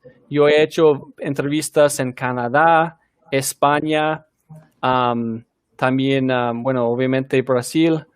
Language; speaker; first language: Spanish; early bilingual, heritage; Spanish